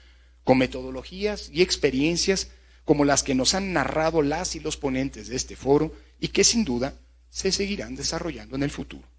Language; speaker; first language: Spanish; native; Spanish